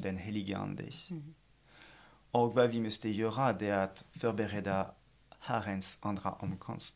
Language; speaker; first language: Swedish; non-native, fluent; French